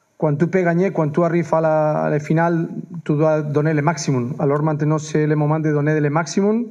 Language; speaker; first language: French; non-native, fluent; Spanish